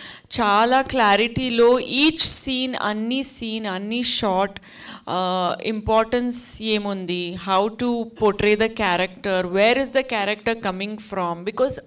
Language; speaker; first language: Telugu; non-native, learner; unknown